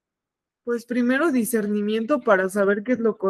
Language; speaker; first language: Spanish; native; Spanish